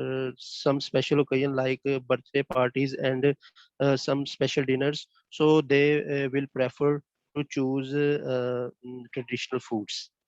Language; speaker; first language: English; non-native, learner; Bangla